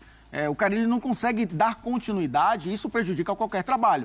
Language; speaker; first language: Portuguese; native; Portuguese